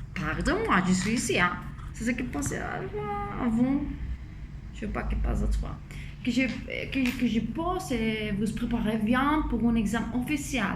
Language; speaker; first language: French; non-native, fluent; Spanish